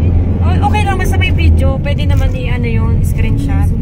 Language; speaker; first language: Filipino; native; Filipino